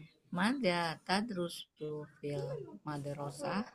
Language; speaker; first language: Arabic; non-native, learner; Indonesian